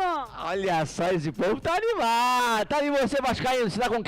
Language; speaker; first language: Portuguese; native; Portuguese